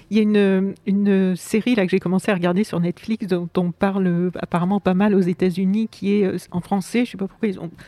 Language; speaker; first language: French; native; French